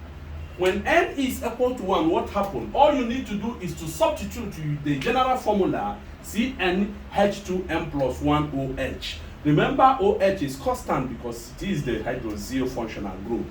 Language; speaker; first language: English; non-native, local second language; Igbo